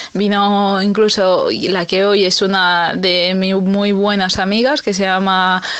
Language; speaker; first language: Spanish; native; Spanish